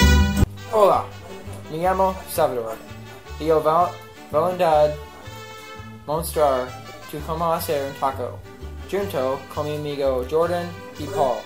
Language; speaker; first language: Spanish; non-native, learner; English